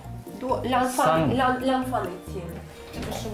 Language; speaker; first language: Chinese; non-native, learner; Russian